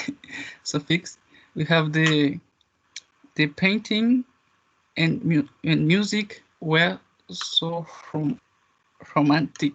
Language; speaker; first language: English; non-native, learner; Spanish